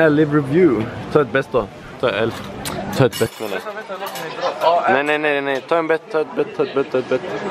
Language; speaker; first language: Swedish; native; Swedish